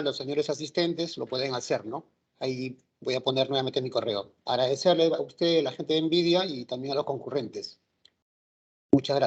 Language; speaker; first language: Spanish; native; Spanish